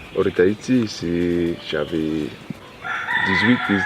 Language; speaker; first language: French; non-native, learner; English